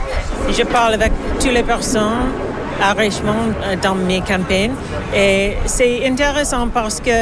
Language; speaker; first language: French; non-native, learner; English